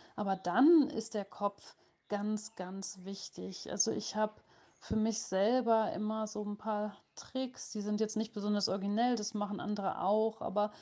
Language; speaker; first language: German; native; German